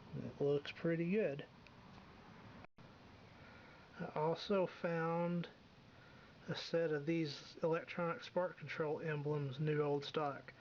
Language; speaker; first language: English; native; English